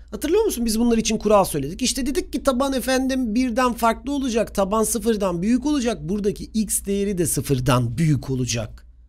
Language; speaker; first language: Turkish; native; Turkish